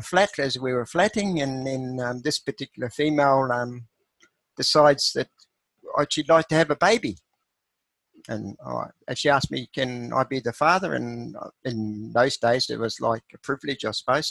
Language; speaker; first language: English; native; English